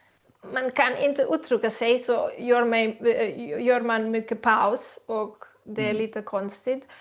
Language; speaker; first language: Swedish; non-native, learner; Spanish